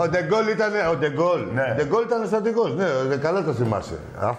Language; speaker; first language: Greek; native; Greek